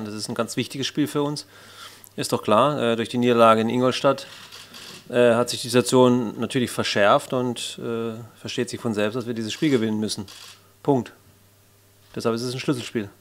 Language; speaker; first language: German; native; German